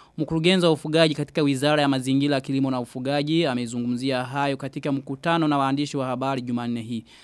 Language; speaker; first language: Swahili; non-native, local second language; Rundi